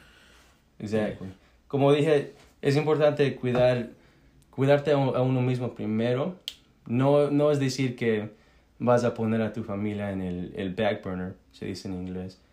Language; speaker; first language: Spanish; early bilingual, heritage; Spanish